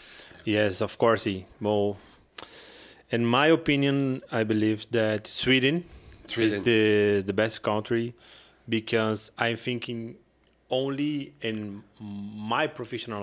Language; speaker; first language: English; non-native, learner; Portuguese